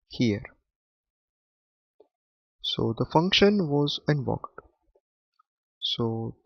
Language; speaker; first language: English; non-native, local second language; Gujarati